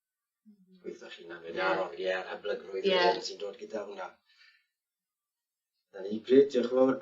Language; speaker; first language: Welsh; native; Welsh